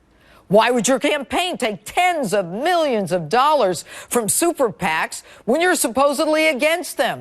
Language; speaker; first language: English; native; English